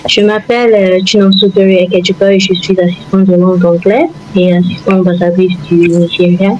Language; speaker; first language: French; non-native, fluent; Igbo